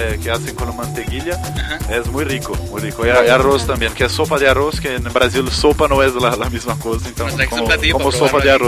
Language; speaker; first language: Spanish; non-native, learner; Portuguese